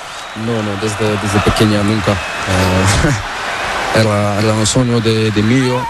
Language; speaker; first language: Spanish; non-native, learner; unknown